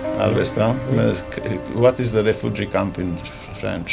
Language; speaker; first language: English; non-native, learner; Hungarian